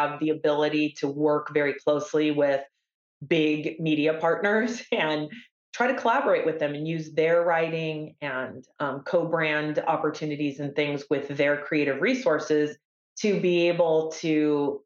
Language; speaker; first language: English; native; English